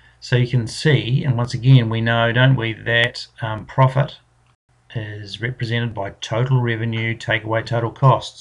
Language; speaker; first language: English; native; English